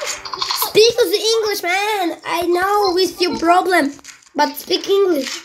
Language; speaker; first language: English; non-native, learner; Russian